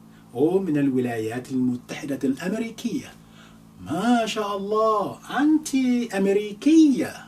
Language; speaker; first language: Arabic; non-native, fluent; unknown